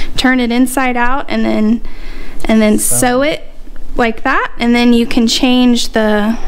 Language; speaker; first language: English; native; English